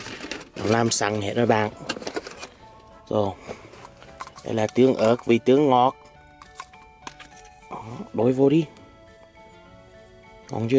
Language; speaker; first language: Vietnamese; early bilingual, heritage; Vietnamese